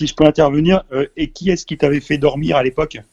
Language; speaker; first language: French; native; French